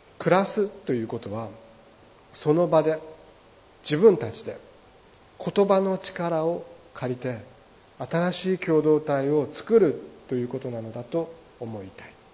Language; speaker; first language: Japanese; native; Japanese